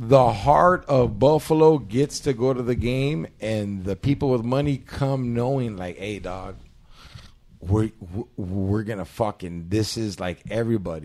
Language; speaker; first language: English; native; English